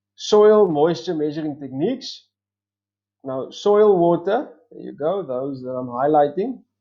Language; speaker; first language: English; non-native, local second language; Afrikaans